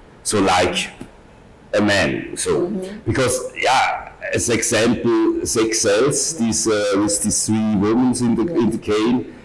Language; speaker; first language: English; non-native, learner; German